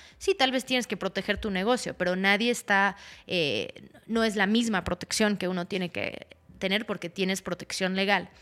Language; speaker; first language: Spanish; early bilingual, heritage; Spanish